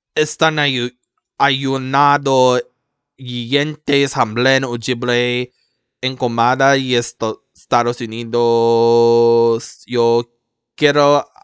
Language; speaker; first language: Spanish; non-native, learner; English